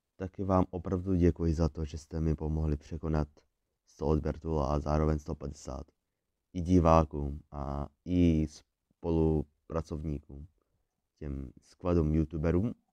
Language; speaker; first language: Czech; early bilingual, other home language; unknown